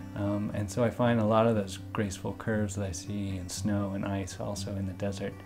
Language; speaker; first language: English; native; English